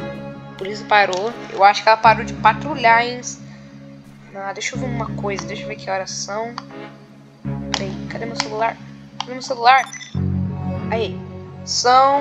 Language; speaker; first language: Portuguese; native; Portuguese